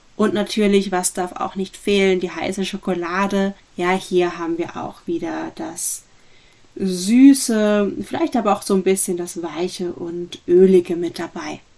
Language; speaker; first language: German; native; German